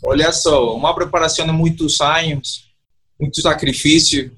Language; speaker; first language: Portuguese; non-native, learner; Spanish